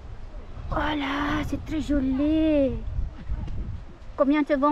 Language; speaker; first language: French; non-native, fluent; Filipino